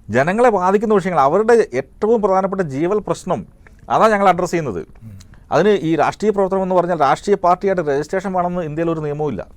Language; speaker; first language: Malayalam; native; Malayalam